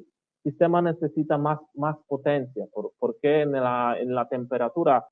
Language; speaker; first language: Spanish; non-native, learner; Polish